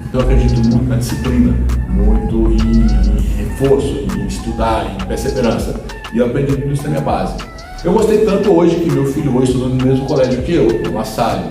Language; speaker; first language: Portuguese; native; Portuguese